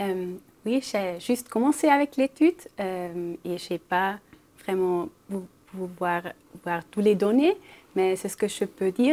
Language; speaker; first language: French; non-native, local second language; German